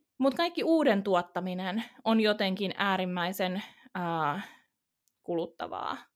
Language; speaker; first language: Finnish; native; Finnish